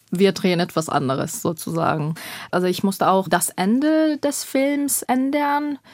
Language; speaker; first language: German; non-native, fluent; Persian